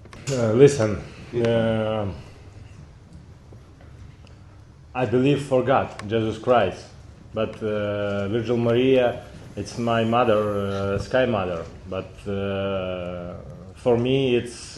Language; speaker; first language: English; non-native, learner; Ukrainian